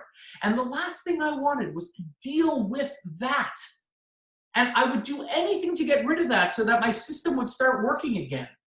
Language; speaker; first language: English; native; English